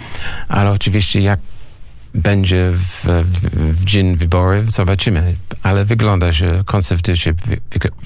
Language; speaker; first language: Polish; non-native, learner; English